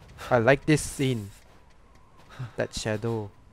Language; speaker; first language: English; non-native, local second language; Chinese